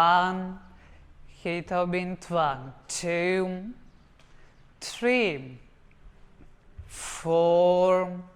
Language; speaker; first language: Vietnamese; non-native, learner; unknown